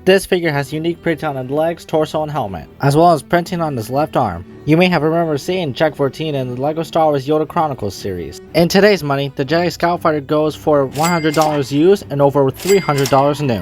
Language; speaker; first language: English; native; English